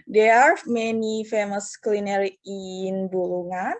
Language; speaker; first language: English; non-native, learner; Indonesian